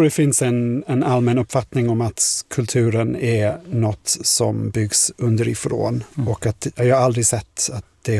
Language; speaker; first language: Swedish; non-native, fluent; English